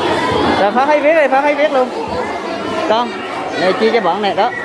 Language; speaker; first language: Vietnamese; native; Vietnamese